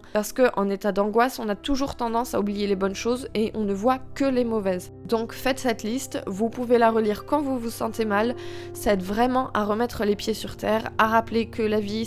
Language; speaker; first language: French; native; French